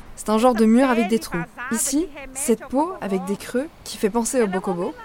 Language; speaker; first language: French; non-native, fluent; Portuguese